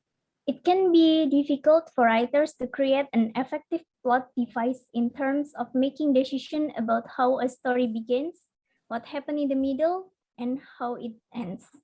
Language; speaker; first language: English; non-native, learner; Indonesian